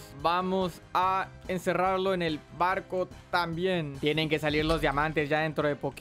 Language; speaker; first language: Spanish; native; Spanish